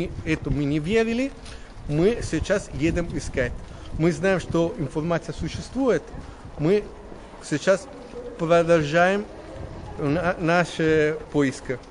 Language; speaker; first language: Russian; non-native, learner; Italian